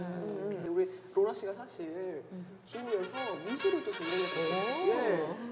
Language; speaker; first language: Korean; native; Korean